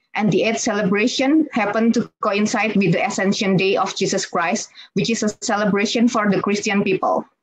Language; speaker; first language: English; non-native, fluent; Indonesian